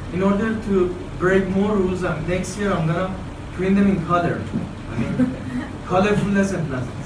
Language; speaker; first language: English; non-native, fluent; Persian